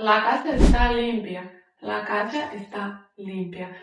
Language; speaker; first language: Spanish; non-native, fluent; Ukrainian